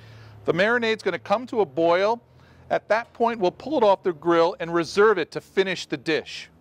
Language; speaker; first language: English; native; English